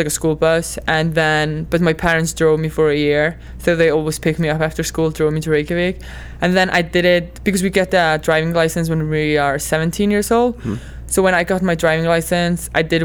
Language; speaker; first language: English; non-native, fluent; Icelandic